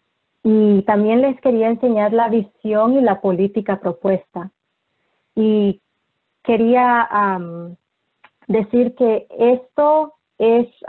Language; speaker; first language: Spanish; early bilingual, heritage; Spanish